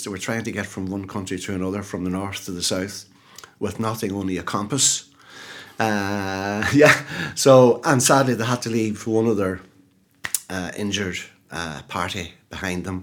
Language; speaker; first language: English; native; English